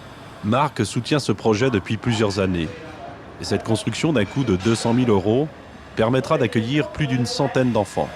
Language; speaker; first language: French; native; French